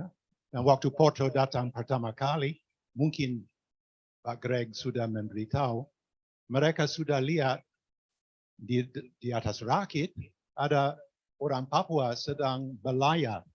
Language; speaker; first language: Indonesian; non-native, fluent; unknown